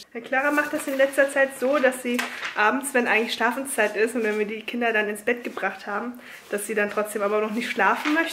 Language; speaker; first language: German; native; German